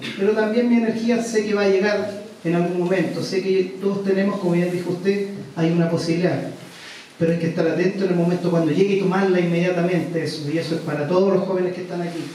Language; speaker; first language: Spanish; native; Spanish